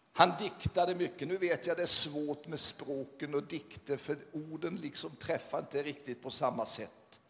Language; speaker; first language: Swedish; native; Swedish